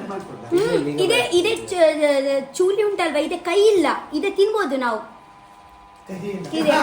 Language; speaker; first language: Kannada; non-native, local second language; Tulu